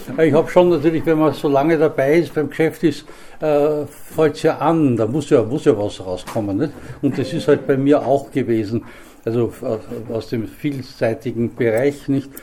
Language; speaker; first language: German; native; German